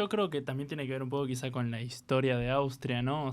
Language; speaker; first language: Spanish; native; Spanish